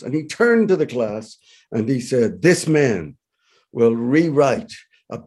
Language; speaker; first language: English; native; English